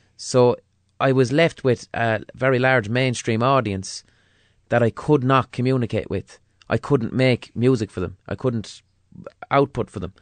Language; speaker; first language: English; native; English